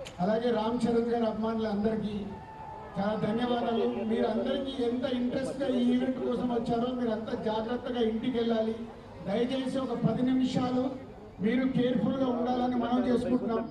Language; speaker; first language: Telugu; native; Telugu